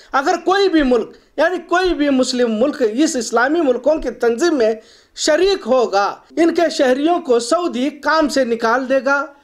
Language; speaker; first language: Urdu; native; Urdu